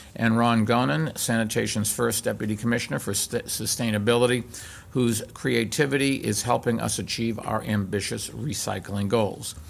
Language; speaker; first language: English; native; English